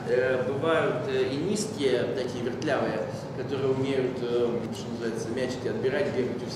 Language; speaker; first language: Russian; native; Russian